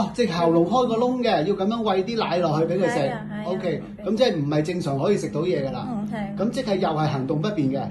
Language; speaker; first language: Cantonese; native; Cantonese